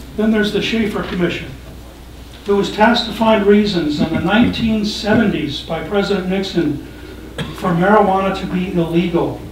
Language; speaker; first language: English; native; English